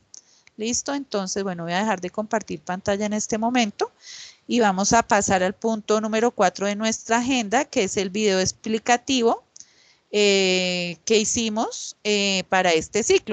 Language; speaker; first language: Spanish; native; Spanish